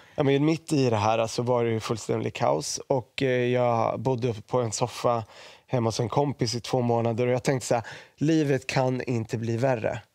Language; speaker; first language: Swedish; early bilingual, other home language; Arabic